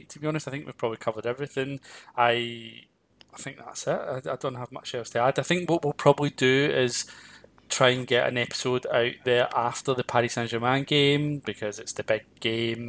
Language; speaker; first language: English; native; English